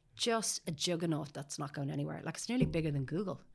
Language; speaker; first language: English; native; English